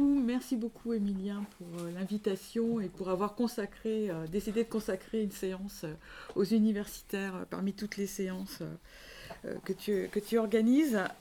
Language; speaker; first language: French; native; French